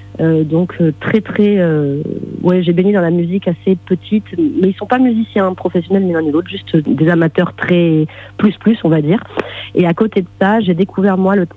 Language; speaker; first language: French; native; French